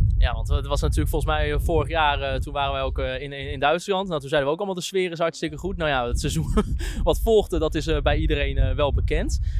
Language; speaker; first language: Dutch; native; Dutch